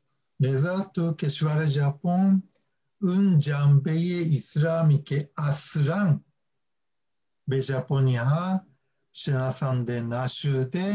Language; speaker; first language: Persian; non-native, fluent; Japanese